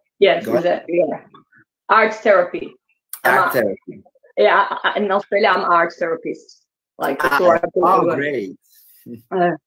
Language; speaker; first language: English; non-native, learner; Portuguese